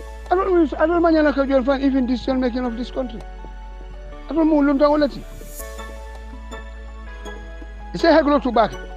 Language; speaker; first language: English; non-native, local second language; Mandingo